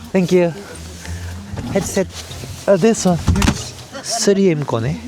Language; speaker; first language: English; non-native, learner; Korean